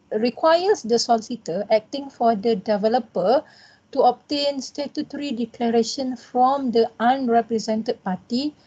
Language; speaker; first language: English; non-native, local second language; Malay